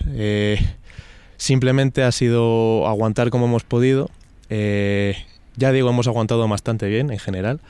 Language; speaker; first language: Spanish; native; Spanish